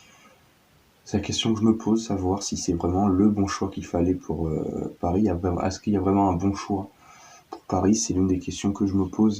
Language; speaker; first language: French; native; French